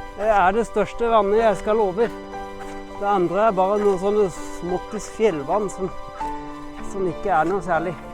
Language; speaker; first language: Norwegian; non-native, fluent; German